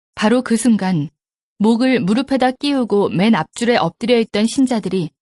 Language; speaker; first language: Korean; native; Korean